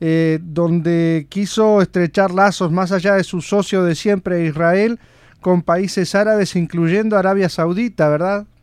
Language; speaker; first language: Spanish; native; Spanish